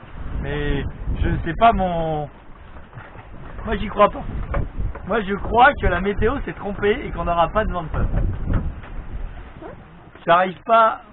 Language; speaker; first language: French; native; French